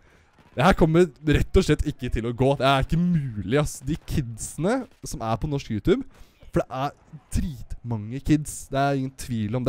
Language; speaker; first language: Norwegian; native; Norwegian